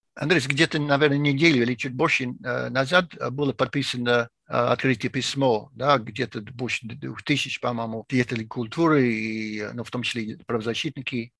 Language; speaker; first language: Russian; non-native, fluent; English